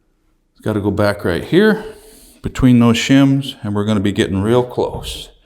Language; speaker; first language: English; native; English